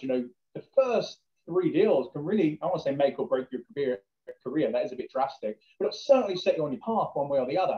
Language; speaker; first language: English; native; English